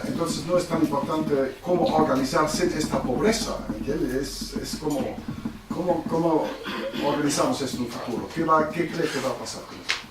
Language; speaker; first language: Spanish; non-native, fluent; German